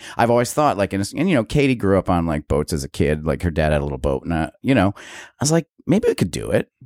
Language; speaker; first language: English; early bilingual, other home language; Italian